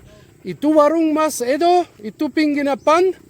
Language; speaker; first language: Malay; non-native, learner; German